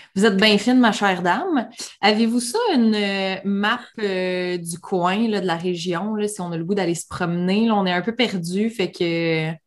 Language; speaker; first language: French; native; French